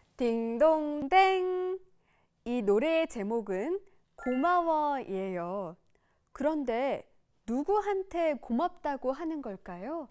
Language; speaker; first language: Korean; native; Korean